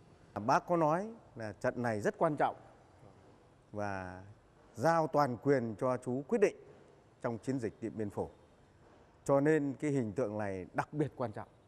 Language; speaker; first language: Vietnamese; native; Vietnamese